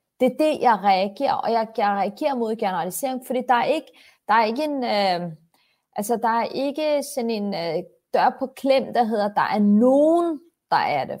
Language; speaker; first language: Danish; early bilingual, other home language; Turkish